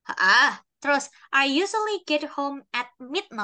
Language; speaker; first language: English; non-native, fluent; Indonesian